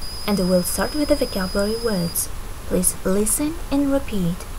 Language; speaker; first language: English; non-native, fluent; Kazakh